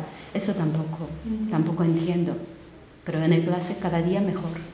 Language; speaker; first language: Spanish; non-native, learner; Korean